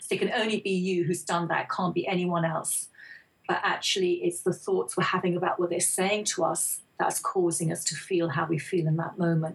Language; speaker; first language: English; native; English